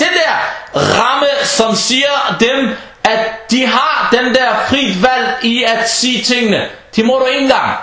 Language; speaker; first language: Danish; early bilingual, other home language; Arabic